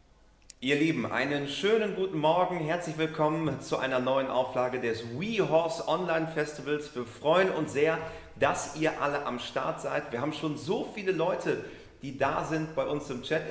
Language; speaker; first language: German; native; German